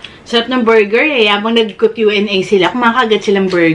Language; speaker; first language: Filipino; native; Filipino